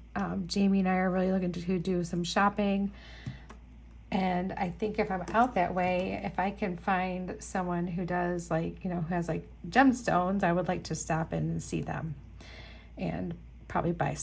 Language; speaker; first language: English; native; English